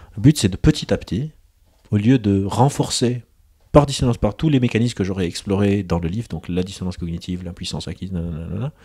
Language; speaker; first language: French; non-native, local second language; Arabic